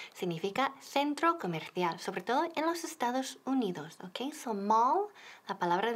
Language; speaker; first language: Spanish; non-native, fluent; English